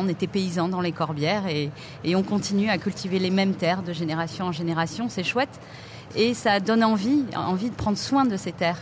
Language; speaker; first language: French; native; French